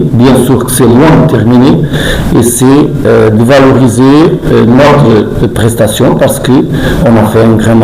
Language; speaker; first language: French; non-native, learner; Portuguese